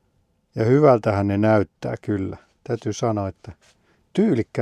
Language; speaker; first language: Finnish; native; Finnish